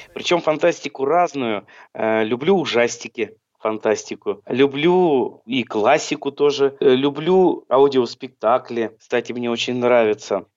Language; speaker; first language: Russian; native; Russian